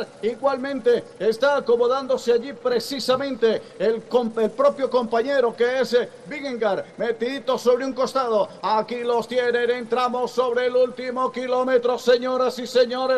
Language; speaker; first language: Spanish; native; Spanish